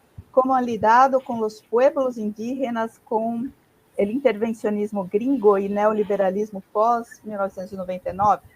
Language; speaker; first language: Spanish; non-native, fluent; Portuguese